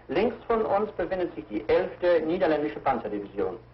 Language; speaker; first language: German; non-native, learner; English